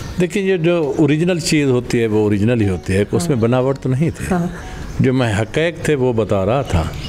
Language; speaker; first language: Urdu; non-native, local second language; Saraiki